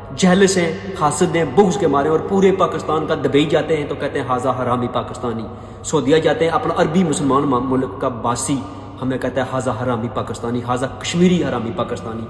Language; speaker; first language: Urdu; non-native, local second language; Punjabi